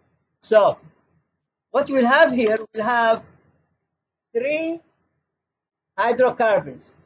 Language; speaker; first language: English; non-native, fluent; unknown